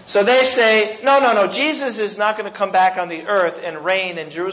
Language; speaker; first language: English; native; English